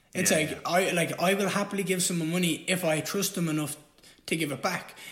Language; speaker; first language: English; native; English